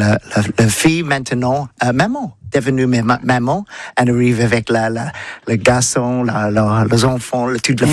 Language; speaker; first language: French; non-native, learner; English